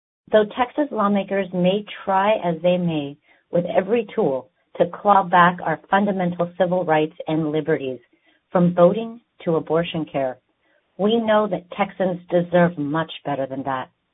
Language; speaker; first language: English; early bilingual, other home language; Spanish